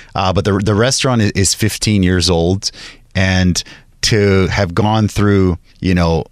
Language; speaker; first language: English; native; English